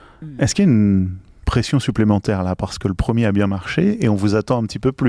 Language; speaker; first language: French; native; French